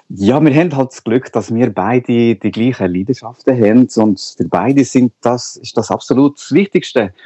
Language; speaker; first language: Swiss German; non-native, local second language; Spanish